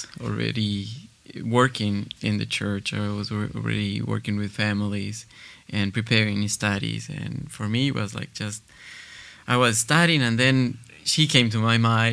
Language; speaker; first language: English; non-native, fluent; Spanish